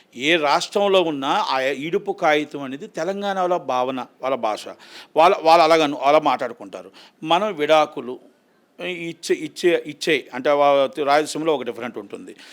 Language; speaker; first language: Telugu; native; Telugu